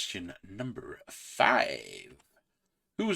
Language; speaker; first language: English; native; English